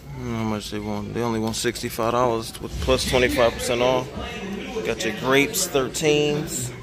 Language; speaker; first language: English; native; English